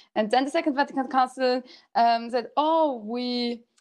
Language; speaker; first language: English; non-native, fluent; German